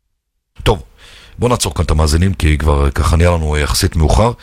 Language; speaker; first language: Hebrew; native; Hebrew